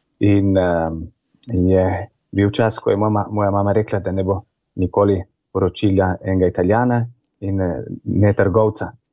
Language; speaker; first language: Slovenian; early bilingual, heritage; Slovenian